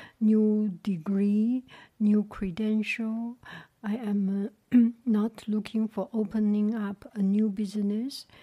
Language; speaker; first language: English; non-native, fluent; Chinese